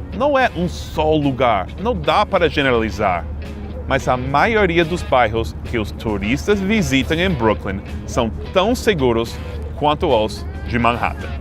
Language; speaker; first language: Portuguese; non-native, fluent; English